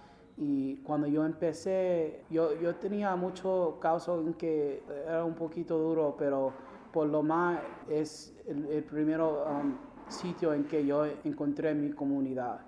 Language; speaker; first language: Spanish; early bilingual, heritage; Spanish